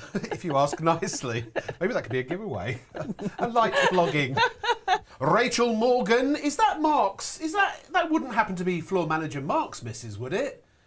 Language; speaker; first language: English; native; English